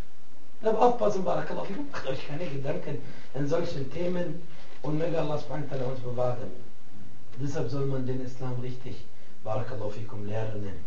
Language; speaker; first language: German; non-native, fluent; Arabic